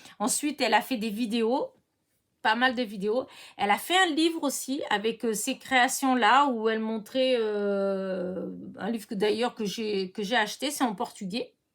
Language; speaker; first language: French; early bilingual, other home language; Portuguese